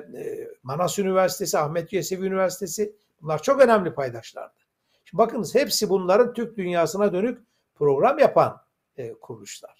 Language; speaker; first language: Turkish; native; Turkish